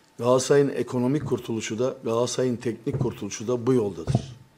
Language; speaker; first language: Turkish; native; Turkish